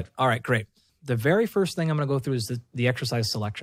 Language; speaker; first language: English; native; English